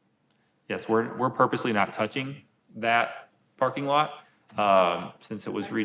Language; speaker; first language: English; native; English